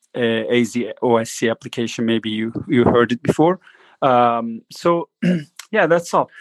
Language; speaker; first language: English; non-native, fluent; Turkish